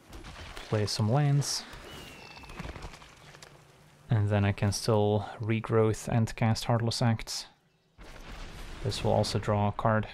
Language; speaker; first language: English; native; English